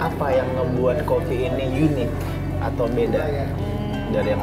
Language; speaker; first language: Indonesian; native; Indonesian